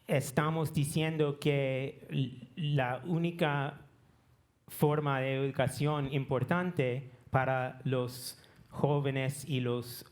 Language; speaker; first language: Spanish; non-native, learner; English